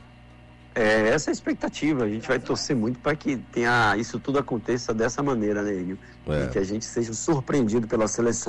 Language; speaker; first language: Portuguese; native; Portuguese